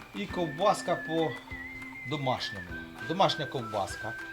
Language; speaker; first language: Ukrainian; non-native, local second language; Russian